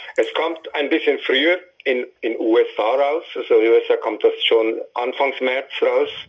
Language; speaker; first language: German; non-native, fluent; English